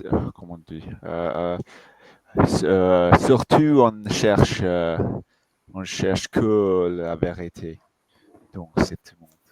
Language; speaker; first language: French; non-native, fluent; English